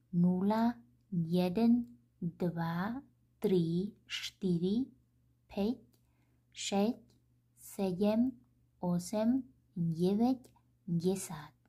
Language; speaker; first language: Slovak; non-native, fluent; Vietnamese